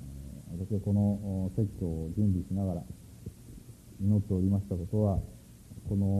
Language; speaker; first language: Japanese; native; Japanese